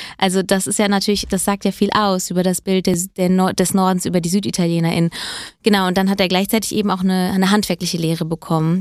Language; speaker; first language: German; early bilingual, other home language; Italian